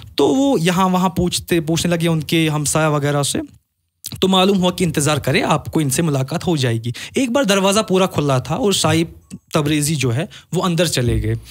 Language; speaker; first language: Hindi; non-native, local second language; Kashmiri